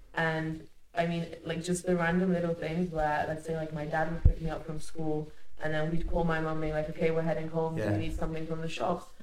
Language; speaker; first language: English; early bilingual, other home language; Hungarian